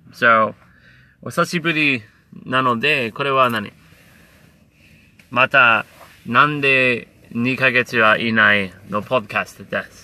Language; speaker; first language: Japanese; non-native, learner; English